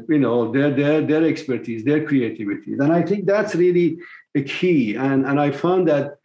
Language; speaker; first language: English; non-native, fluent; Persian